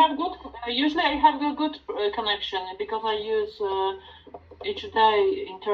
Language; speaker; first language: English; non-native, learner; Polish